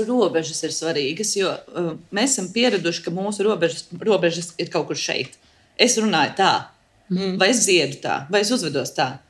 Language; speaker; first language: Latvian; early bilingual, heritage; Latvian